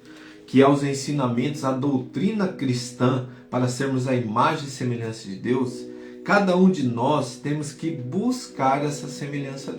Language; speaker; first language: Portuguese; native; Portuguese